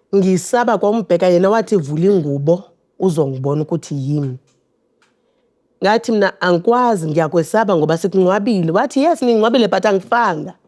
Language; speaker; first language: Zulu; non-native, local second language; Xhosa